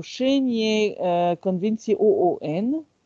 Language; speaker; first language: Russian; non-native, fluent; French